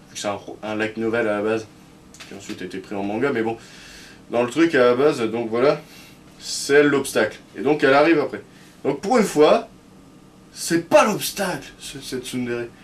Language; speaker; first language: French; native; French